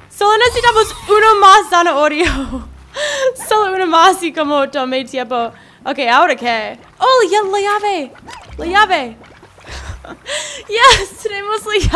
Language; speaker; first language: Spanish; non-native, learner; English